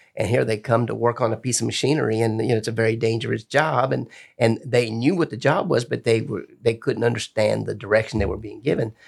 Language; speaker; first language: English; early bilingual, other home language; Spanish